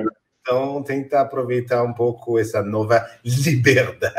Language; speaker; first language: Portuguese; non-native, fluent; French